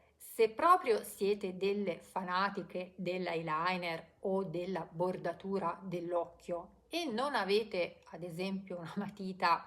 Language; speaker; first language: Italian; native; Italian